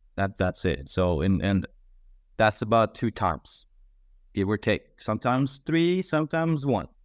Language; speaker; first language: English; non-native, fluent; Swedish